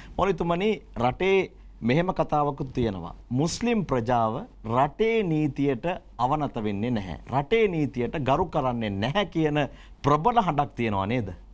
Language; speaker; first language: Sinhala; non-native, local second language; Tamil